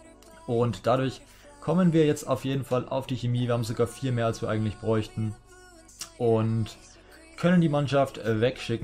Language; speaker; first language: German; native; German